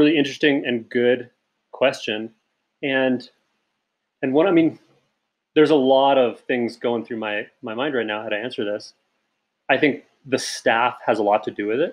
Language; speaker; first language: English; native; English